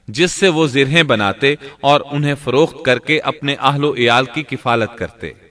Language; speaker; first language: Urdu; native; Urdu